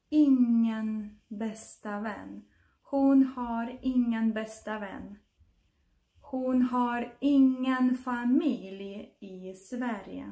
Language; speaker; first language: Swedish; non-native, fluent; Russian